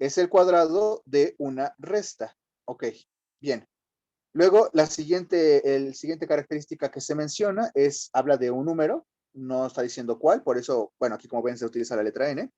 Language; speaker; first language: Spanish; native; Spanish